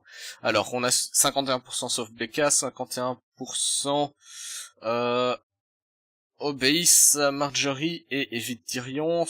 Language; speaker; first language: French; native; French